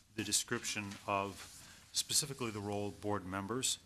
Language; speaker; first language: English; native; English